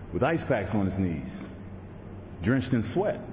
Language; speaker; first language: English; native; English